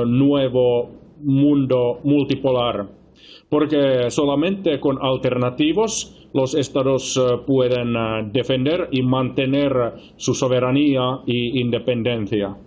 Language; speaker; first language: Spanish; non-native, fluent; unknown